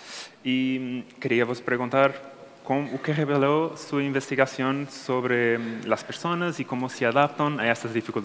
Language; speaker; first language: Spanish; non-native, fluent; Portuguese